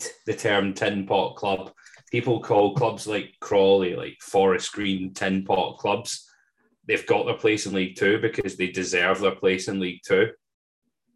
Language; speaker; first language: English; native; English